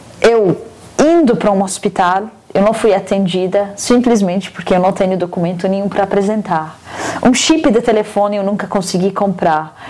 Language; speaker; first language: Portuguese; non-native, fluent; Arabic